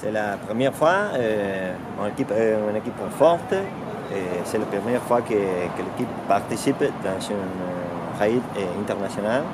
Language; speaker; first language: French; non-native, learner; Spanish